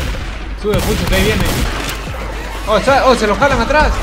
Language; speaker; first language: Spanish; native; Spanish